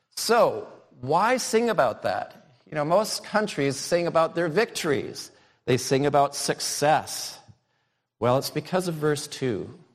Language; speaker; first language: English; native; English